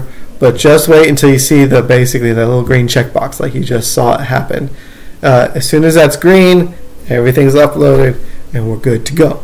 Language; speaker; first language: English; native; English